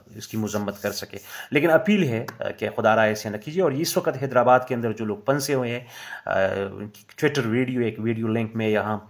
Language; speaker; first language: Urdu; non-native, local second language; Pashto